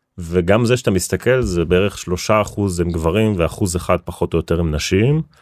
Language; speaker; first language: Hebrew; native; Hebrew